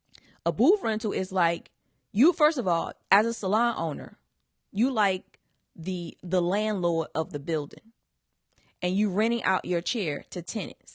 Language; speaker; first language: English; native; English